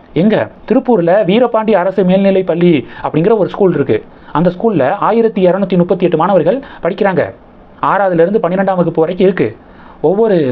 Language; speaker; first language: Tamil; native; Tamil